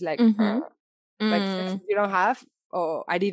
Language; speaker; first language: English; non-native, fluent; Spanish